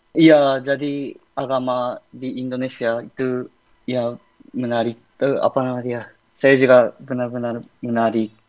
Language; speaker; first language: Indonesian; non-native, fluent; Japanese